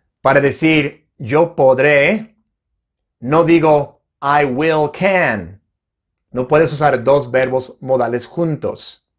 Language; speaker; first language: Spanish; non-native, fluent; English